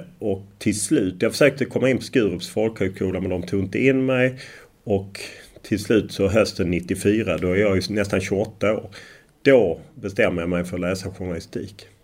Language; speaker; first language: Swedish; native; Swedish